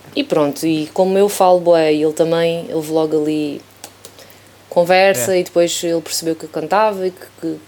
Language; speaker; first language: Portuguese; native; Portuguese